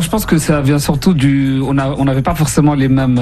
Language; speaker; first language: French; non-native, local second language; Ngazidja Comorian